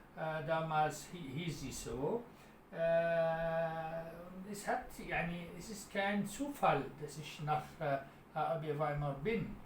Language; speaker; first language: German; non-native, learner; Arabic